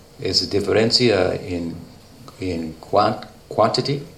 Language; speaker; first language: Spanish; non-native, learner; English